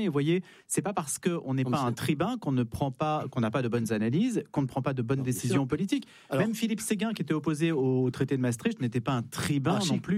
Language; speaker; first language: French; native; French